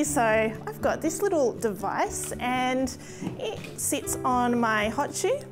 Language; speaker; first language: English; native; English